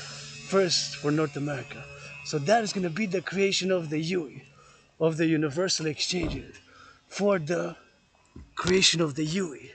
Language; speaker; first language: English; non-native, local second language; French